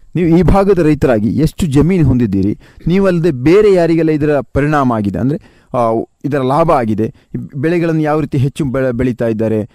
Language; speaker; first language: Kannada; native; Kannada